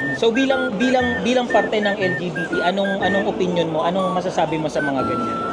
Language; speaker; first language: Filipino; native; Filipino